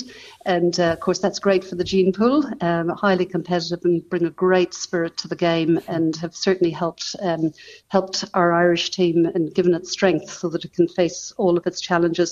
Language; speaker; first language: English; native; English